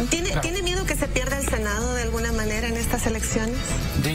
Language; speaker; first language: Spanish; native; Spanish